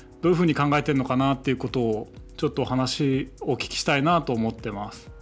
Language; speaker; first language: Japanese; native; Japanese